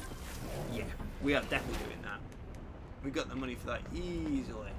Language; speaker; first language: English; native; English